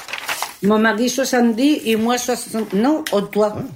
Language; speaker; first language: French; non-native, learner; Spanish